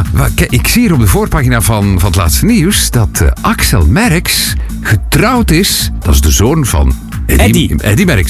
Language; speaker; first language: Dutch; native; Dutch